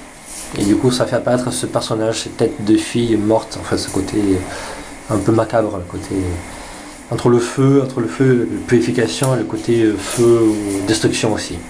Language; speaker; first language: French; native; French